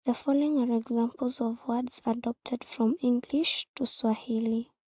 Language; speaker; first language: English; non-native, local second language; Swahili